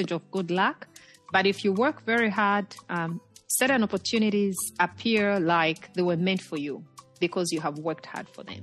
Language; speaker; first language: English; non-native, local second language; Nyanja